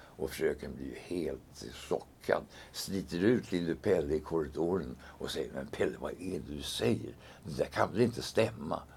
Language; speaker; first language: Swedish; native; Swedish